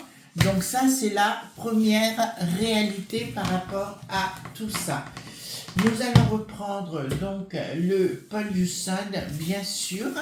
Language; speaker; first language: French; native; French